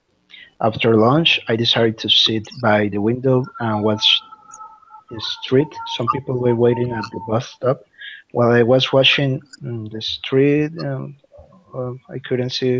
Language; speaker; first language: English; non-native, learner; Spanish